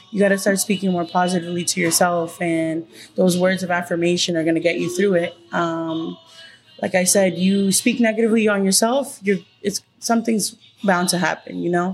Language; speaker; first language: English; early bilingual, other home language; Spanish